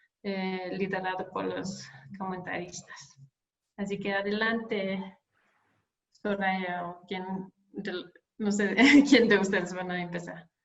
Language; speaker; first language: Spanish; non-native, fluent; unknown